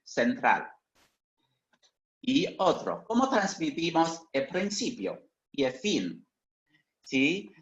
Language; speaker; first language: Spanish; non-native, fluent; Chinese